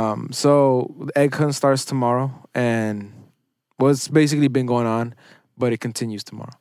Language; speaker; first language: English; early bilingual, other home language; Spanish